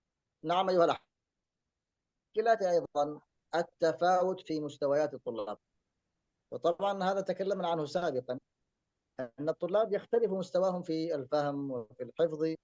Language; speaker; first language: Arabic; native; Arabic